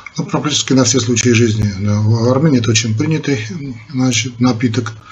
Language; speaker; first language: Russian; non-native, local second language; Armenian